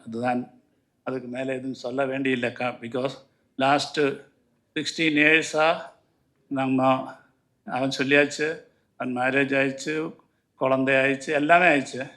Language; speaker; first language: Tamil; non-native, learner; Malayalam